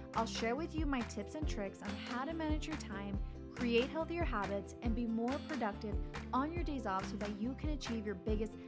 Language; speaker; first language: English; native; English